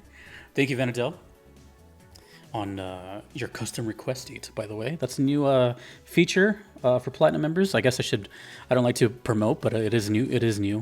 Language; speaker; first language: English; native; English